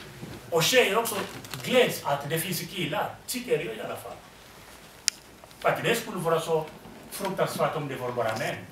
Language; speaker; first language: Swedish; non-native, fluent; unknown